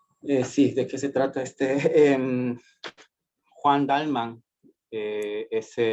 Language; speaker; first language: Spanish; native; Spanish